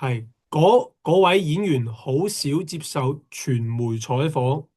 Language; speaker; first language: Chinese; native; Chinese